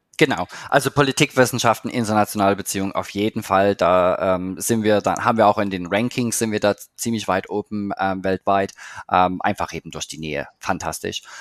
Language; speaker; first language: German; native; German